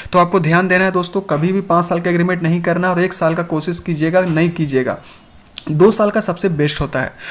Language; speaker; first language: Hindi; native; Hindi